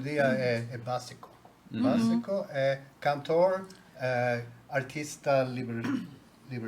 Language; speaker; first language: Portuguese; non-native, learner; Swedish